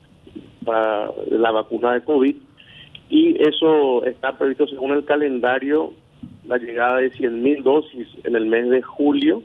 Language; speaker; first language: Spanish; native; Spanish